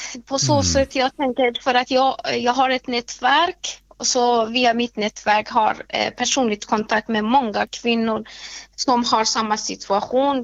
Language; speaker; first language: Swedish; non-native, fluent; Persian